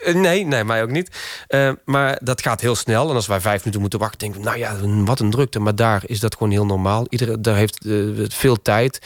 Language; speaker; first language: Dutch; native; Dutch